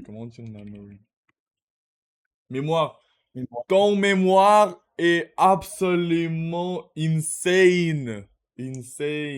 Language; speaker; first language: French; non-native, learner; Russian